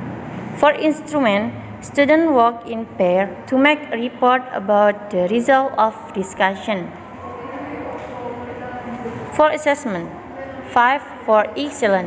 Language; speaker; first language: English; non-native, learner; Indonesian